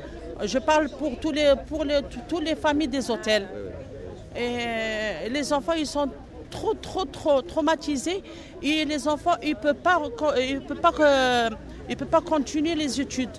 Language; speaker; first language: French; non-native, local second language; Arabic